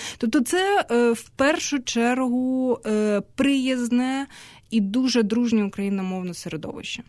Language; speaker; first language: Ukrainian; non-native, local second language; Russian